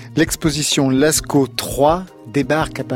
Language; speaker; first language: French; native; French